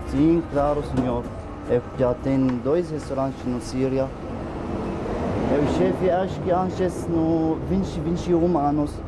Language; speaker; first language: Portuguese; non-native, learner; Arabic